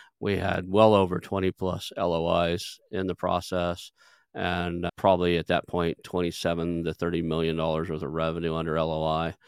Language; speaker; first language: English; native; English